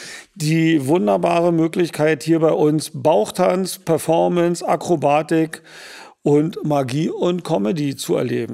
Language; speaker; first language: German; native; German